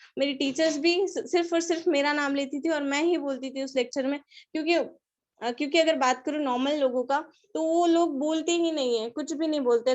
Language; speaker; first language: Hindi; non-native, local second language; Marathi